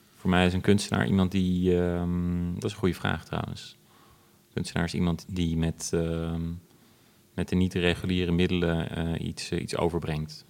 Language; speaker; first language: Dutch; native; Dutch